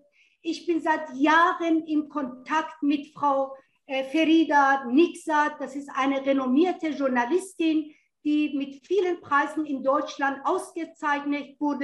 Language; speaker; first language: German; non-native, fluent; Persian